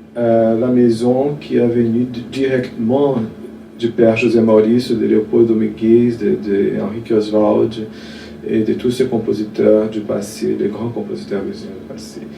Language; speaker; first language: French; non-native, fluent; Portuguese